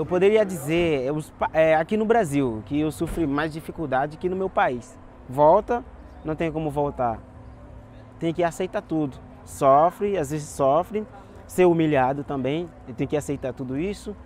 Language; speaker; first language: Portuguese; non-native, fluent; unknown